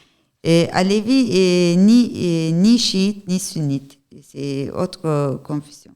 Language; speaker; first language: French; non-native, learner; Turkish